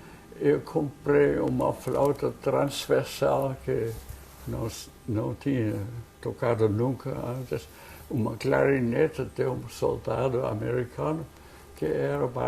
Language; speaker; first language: Portuguese; non-native, fluent; German